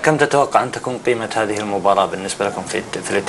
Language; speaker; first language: Arabic; native; Arabic